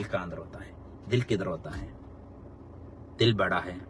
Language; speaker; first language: Hindi; non-native, local second language; Malayalam